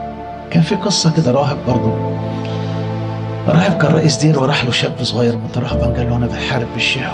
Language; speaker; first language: Arabic; native; Arabic